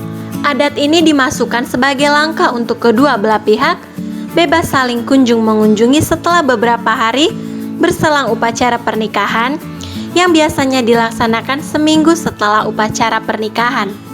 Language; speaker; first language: Indonesian; native; Indonesian